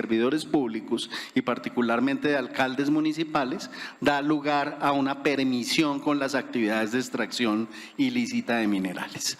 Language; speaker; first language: Spanish; native; Spanish